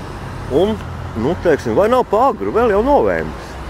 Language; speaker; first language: Latvian; native; Latvian